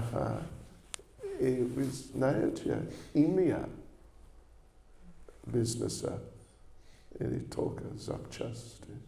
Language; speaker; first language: Russian; non-native, learner; English